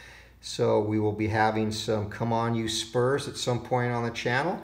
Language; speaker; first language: English; native; English